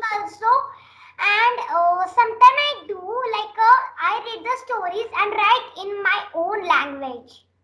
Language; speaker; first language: English; non-native, learner; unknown